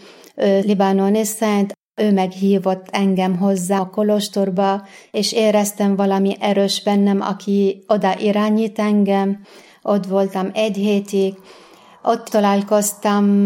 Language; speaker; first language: Hungarian; non-native, fluent; Arabic